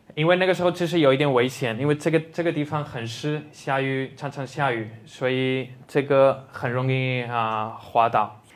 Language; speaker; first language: Chinese; non-native, fluent; Spanish